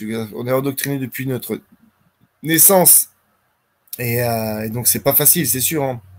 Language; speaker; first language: French; native; French